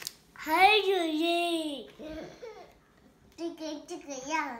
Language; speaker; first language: Chinese; early bilingual, other home language; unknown